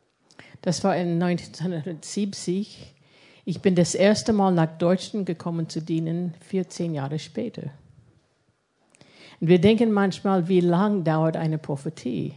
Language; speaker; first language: German; non-native, fluent; English